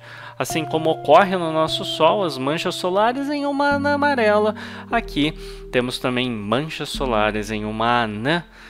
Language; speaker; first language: Portuguese; native; Portuguese